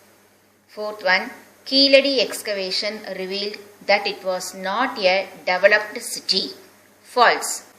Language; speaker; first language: English; non-native, local second language; Tamil